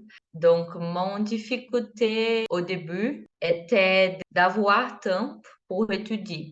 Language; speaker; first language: French; non-native, learner; Portuguese